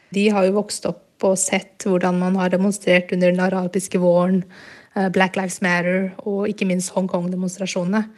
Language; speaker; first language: Norwegian; early bilingual, other home language; Burmese